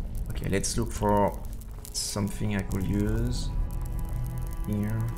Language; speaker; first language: English; non-native, fluent; French